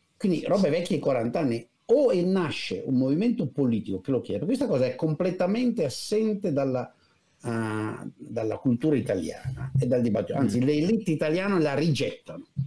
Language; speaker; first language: Italian; native; Italian